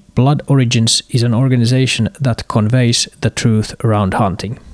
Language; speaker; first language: English; non-native, fluent; Finnish